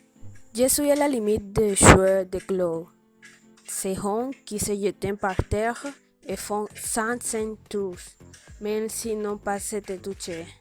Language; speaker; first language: French; non-native, learner; Spanish